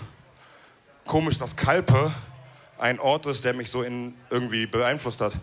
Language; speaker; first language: German; early bilingual, other home language; Wolof